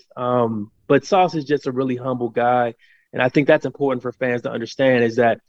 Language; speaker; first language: English; native; English